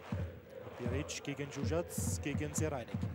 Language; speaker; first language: German; native; German